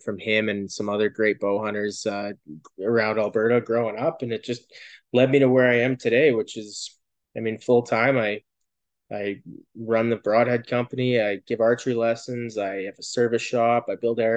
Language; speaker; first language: English; native; English